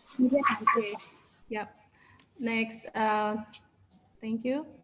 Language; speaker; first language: English; non-native, learner; Indonesian